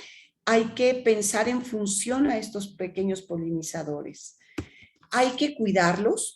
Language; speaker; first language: Spanish; native; Spanish